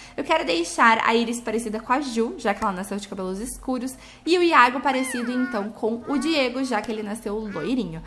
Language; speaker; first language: Portuguese; native; Portuguese